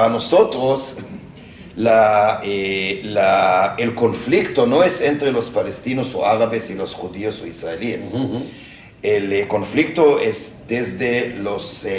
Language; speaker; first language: Spanish; non-native, fluent; Hebrew